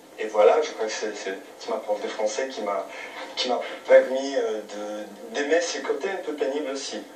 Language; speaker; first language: French; non-native, fluent; Polish